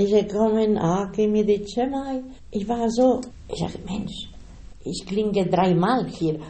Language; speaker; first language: German; non-native, learner; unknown